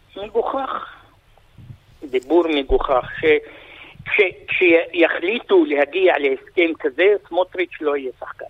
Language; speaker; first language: Hebrew; non-native, local second language; Arabic